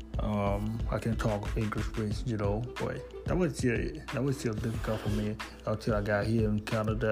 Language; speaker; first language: English; non-native, fluent; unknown